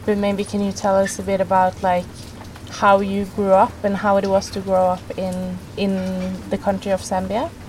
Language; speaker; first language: English; non-native, fluent; Norwegian